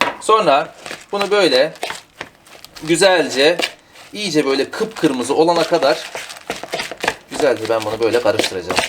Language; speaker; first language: Turkish; native; Turkish